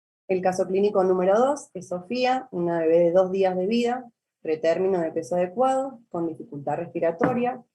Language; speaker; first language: Spanish; native; Spanish